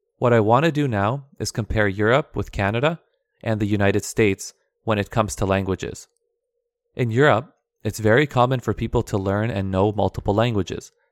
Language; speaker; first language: English; early bilingual, other home language; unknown